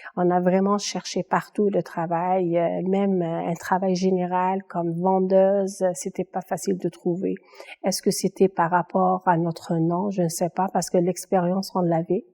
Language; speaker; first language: French; non-native, local second language; Kabyle